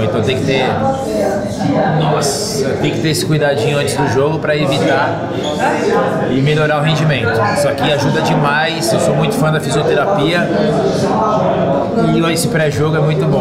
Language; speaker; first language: Portuguese; native; Portuguese